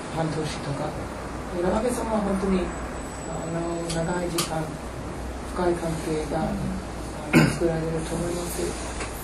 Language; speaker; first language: Japanese; non-native, fluent; English